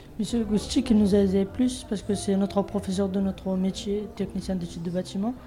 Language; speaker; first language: French; non-native, learner; Bangla